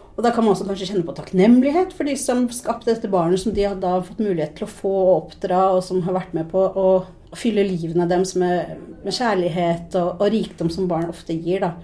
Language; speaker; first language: Norwegian; early bilingual, other home language; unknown